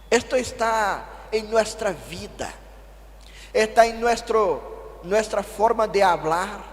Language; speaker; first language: Spanish; non-native, fluent; Portuguese